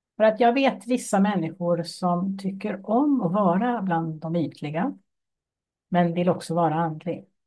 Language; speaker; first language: Swedish; native; Swedish